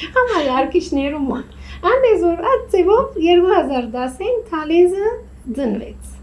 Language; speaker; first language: Armenian; early bilingual, heritage; Armenian